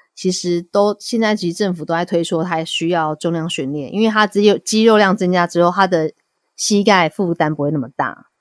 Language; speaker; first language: Chinese; native; Chinese